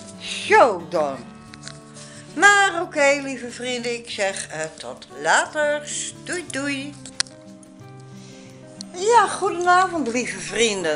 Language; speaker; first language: Dutch; native; Dutch